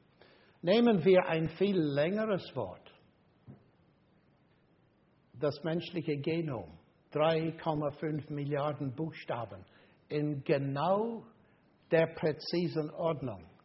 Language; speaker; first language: German; non-native, fluent; English